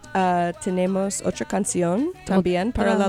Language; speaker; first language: Spanish; non-native, learner; English